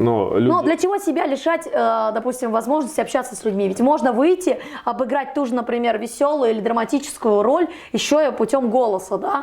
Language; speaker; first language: Russian; native; Russian